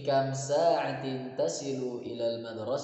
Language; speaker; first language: Arabic; non-native, fluent; Indonesian